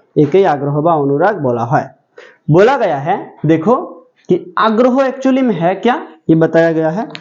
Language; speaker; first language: Hindi; non-native, local second language; Bangla